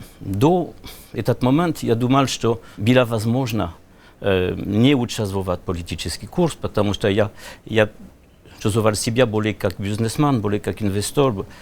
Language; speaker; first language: Russian; non-native, learner; French